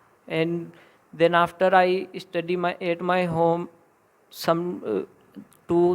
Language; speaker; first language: English; non-native, learner; Hindi